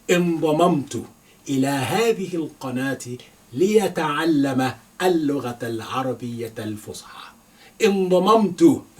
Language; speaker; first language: Arabic; non-native, fluent; Yoruba